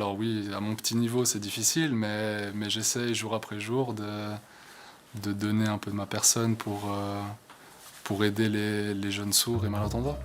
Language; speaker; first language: French; non-native, local second language; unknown